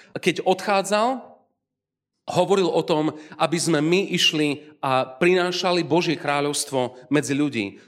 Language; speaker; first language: Slovak; native; Slovak